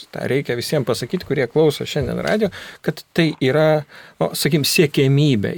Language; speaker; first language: Lithuanian; native; Lithuanian